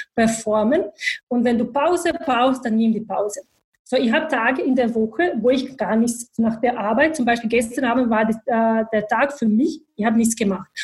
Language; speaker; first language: German; non-native, fluent; Bosnian